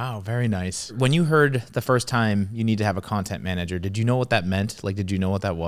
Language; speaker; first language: English; native; English